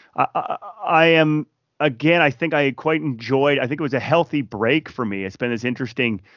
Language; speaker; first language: English; native; English